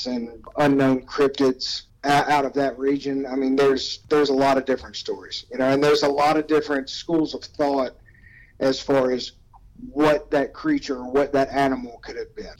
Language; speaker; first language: English; native; English